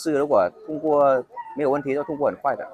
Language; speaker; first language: Chinese; non-native, fluent; Vietnamese